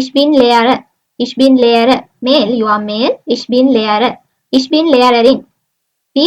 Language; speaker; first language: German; non-native, learner; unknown